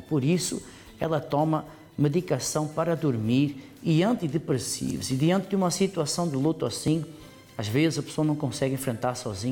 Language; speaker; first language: Portuguese; native; Portuguese